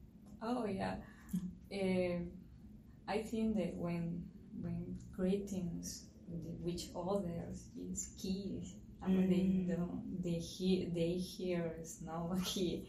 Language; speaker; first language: English; non-native, learner; Spanish